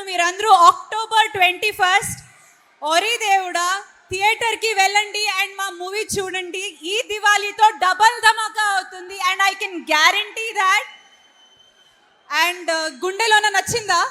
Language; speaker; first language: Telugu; non-native, local second language; Kannada